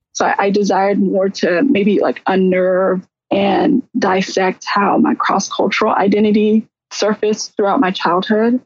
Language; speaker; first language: English; native; English